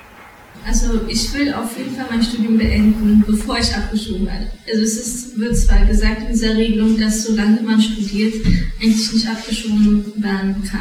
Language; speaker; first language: German; early bilingual, other home language; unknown